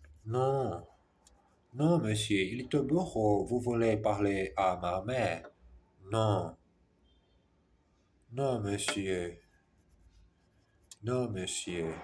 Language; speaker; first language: French; non-native, learner; Portuguese